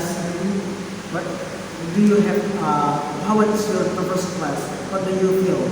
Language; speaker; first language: English; non-native, learner; Indonesian